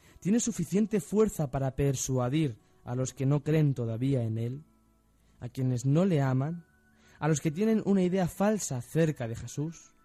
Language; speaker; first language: Spanish; native; Spanish